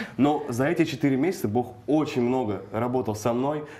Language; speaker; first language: Russian; native; Russian